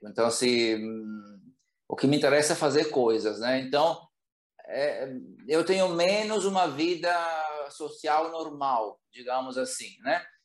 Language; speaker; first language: Portuguese; non-native, fluent; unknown